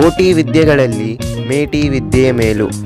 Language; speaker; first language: Kannada; native; Kannada